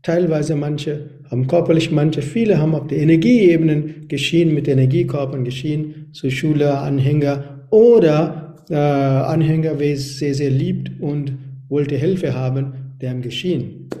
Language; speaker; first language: German; non-native, learner; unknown